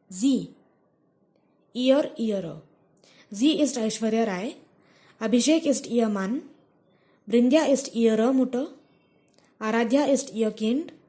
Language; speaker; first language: German; non-native, fluent; Marathi